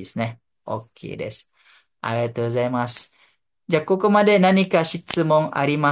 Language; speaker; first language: Japanese; non-native, fluent; Malay